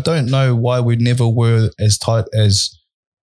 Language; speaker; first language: English; native; English